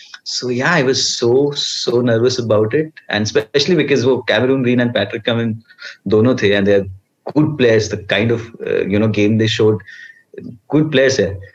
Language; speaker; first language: English; non-native, local second language; Hindi